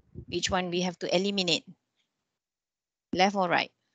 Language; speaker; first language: English; non-native, local second language; Malay